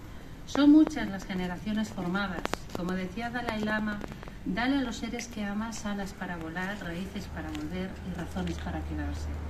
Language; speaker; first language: Spanish; native; Spanish